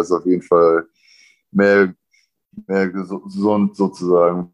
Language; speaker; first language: German; early bilingual, other home language; English